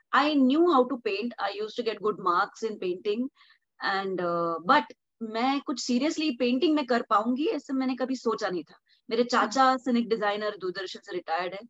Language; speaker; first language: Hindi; non-native, local second language; Marathi